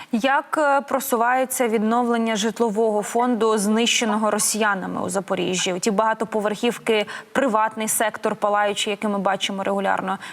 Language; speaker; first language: Ukrainian; native; Ukrainian